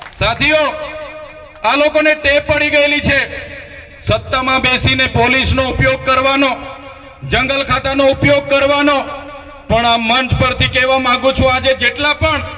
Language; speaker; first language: Gujarati; non-native, local second language; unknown